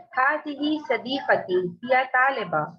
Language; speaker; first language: Arabic; non-native, learner; Urdu